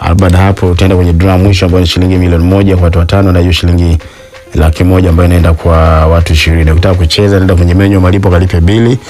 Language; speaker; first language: Swahili; native; Swahili